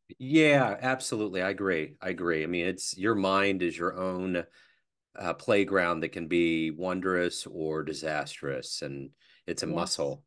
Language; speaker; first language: English; native; English